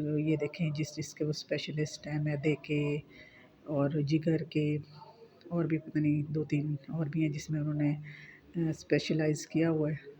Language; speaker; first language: Urdu; non-native, local second language; Saraiki